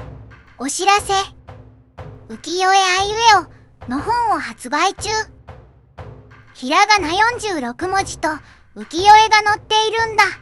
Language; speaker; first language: Japanese; native; Japanese